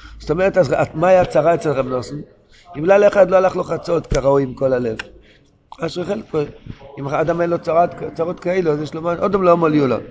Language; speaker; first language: Hebrew; non-native, local second language; Yiddish